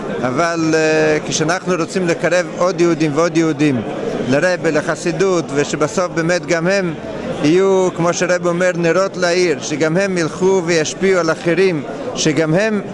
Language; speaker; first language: Hebrew; non-native, fluent; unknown